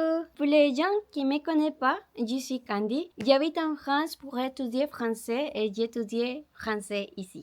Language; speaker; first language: French; non-native, learner; Spanish